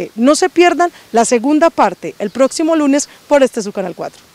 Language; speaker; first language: Spanish; native; Spanish